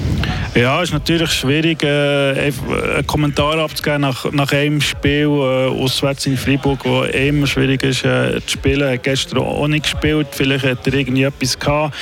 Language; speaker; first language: German; native; German